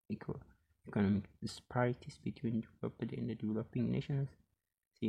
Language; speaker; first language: English; non-native, local second language; Amharic